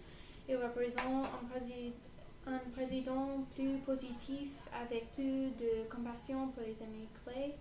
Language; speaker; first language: French; non-native, learner; English